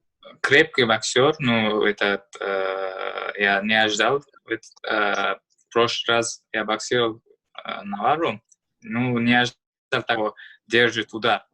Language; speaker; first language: Russian; non-native, learner; Uzbek